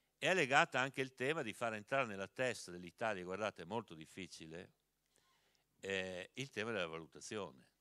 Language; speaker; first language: Italian; native; Italian